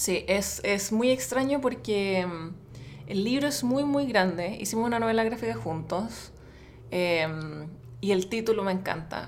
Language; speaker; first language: Spanish; native; Spanish